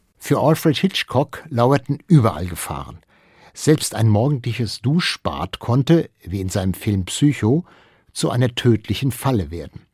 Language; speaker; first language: German; native; German